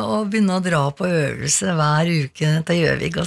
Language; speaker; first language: Norwegian; native; Norwegian